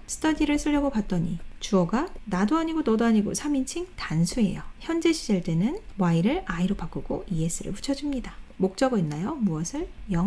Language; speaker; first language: Korean; native; Korean